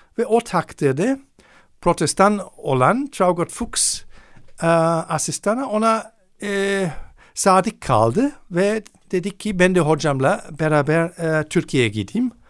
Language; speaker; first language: Turkish; non-native, fluent; German